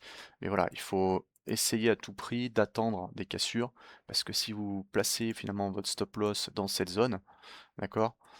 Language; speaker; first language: French; native; French